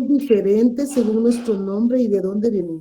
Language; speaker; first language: Spanish; native; Spanish